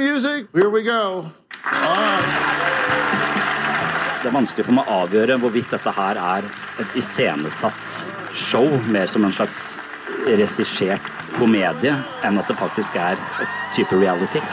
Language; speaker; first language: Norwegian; native; Norwegian